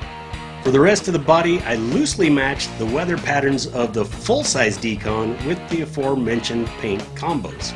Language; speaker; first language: English; native; English